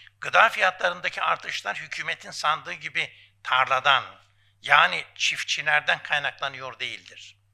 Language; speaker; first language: Turkish; native; Turkish